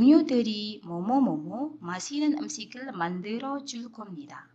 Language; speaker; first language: Korean; non-native, fluent; Indonesian